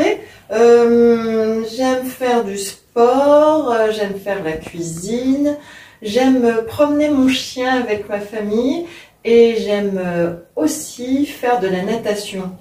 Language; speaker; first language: French; non-native, learner; Thai